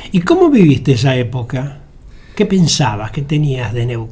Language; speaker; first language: Spanish; native; Spanish